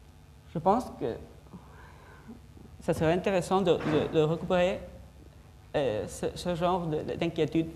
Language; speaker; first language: French; non-native, fluent; Spanish